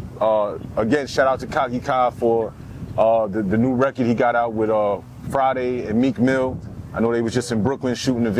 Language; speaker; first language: English; native; English